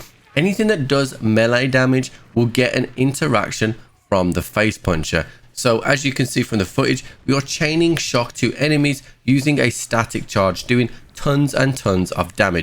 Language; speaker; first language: English; native; English